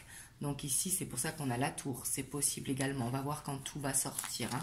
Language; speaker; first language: French; native; French